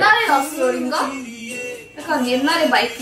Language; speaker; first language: Korean; non-native, fluent; Malayalam